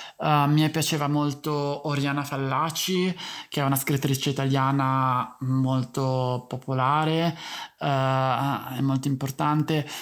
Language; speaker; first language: Italian; native; Italian